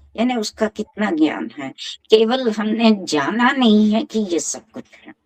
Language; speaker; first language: Hindi; native; Hindi